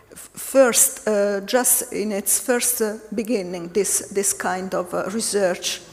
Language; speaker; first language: English; non-native, fluent; Italian